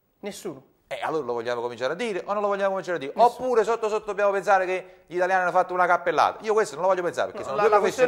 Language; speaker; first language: Italian; native; Italian